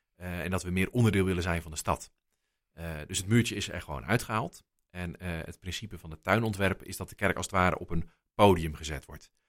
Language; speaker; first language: Dutch; native; Dutch